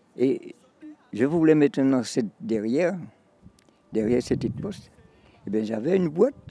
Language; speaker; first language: French; native; French